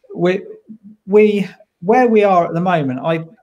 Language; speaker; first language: English; native; English